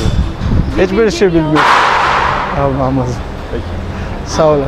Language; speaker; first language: Turkish; non-native, learner; Urdu